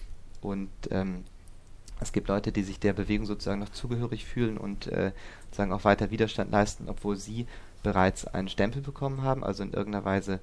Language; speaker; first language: German; native; German